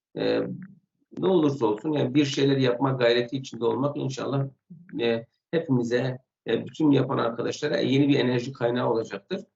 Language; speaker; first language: Turkish; non-native, local second language; Kurdish